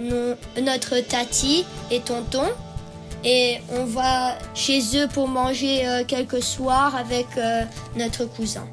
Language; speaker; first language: French; early bilingual, heritage; French